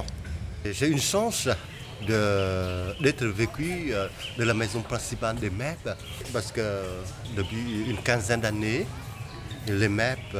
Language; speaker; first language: French; non-native, fluent; Vietnamese